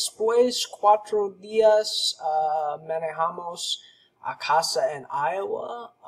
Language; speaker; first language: Spanish; non-native, learner; English